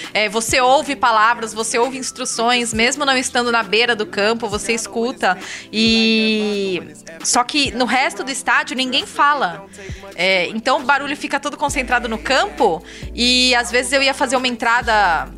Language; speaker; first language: Portuguese; native; Portuguese